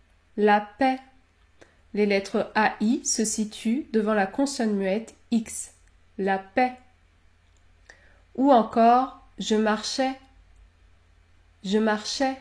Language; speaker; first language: French; native; French